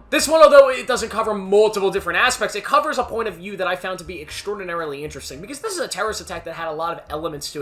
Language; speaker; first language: English; native; English